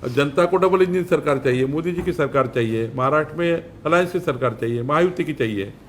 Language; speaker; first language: Hindi; non-native, local second language; Marathi